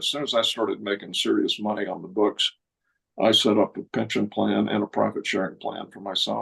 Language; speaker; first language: English; native; English